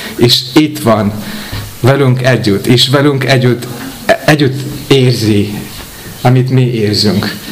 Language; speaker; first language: Hungarian; non-native, fluent; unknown